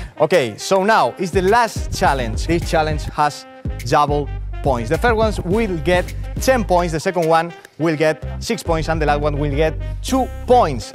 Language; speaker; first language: English; non-native, fluent; Spanish